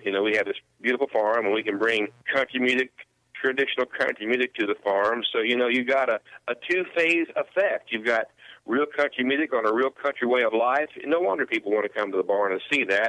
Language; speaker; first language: English; native; English